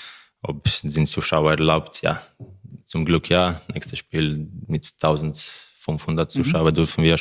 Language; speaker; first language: German; non-native, learner; Croatian